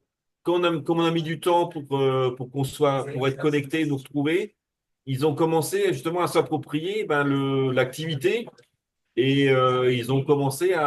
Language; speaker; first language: French; native; French